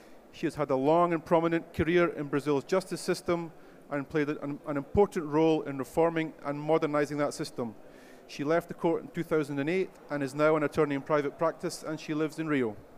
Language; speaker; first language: English; native; English